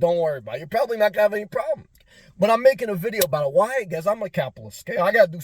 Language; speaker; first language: English; native; English